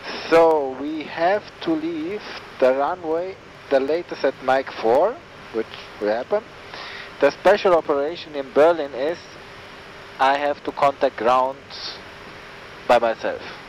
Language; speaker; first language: English; non-native, fluent; German